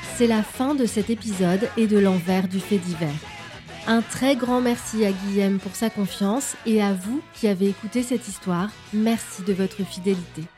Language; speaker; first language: French; native; French